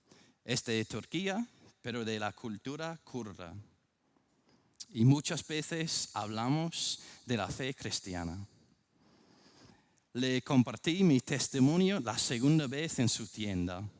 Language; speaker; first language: Spanish; non-native, fluent; English